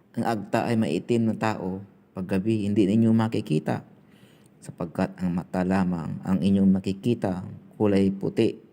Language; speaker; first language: Filipino; non-native, local second language; Cebuano